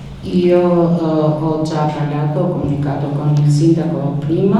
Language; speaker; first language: Italian; non-native, learner; Albanian